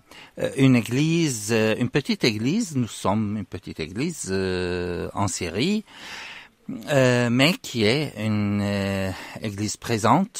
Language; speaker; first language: French; non-native, fluent; Arabic